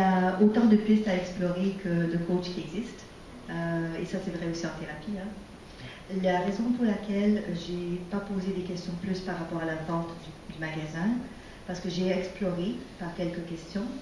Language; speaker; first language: French; native; French